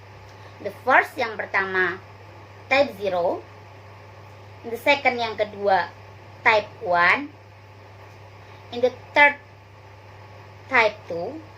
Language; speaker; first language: English; non-native, learner; Indonesian